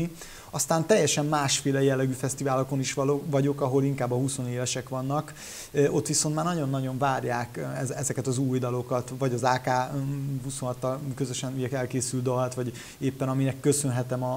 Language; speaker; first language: Hungarian; native; Hungarian